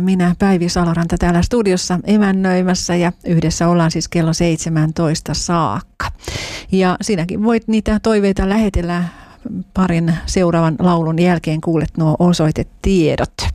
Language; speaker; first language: Finnish; native; Finnish